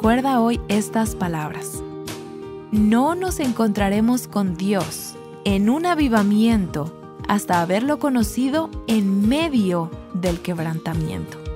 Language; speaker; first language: Spanish; native; Spanish